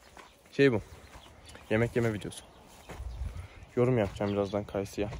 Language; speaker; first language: Turkish; native; Turkish